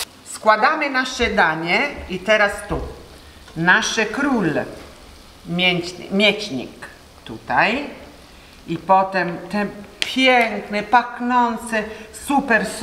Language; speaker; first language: Polish; non-native, learner; Italian